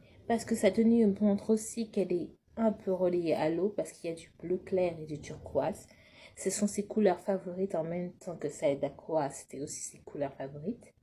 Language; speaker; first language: French; native; French